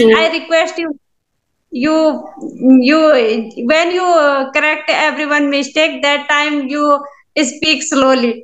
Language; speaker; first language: English; non-native, learner; Hindi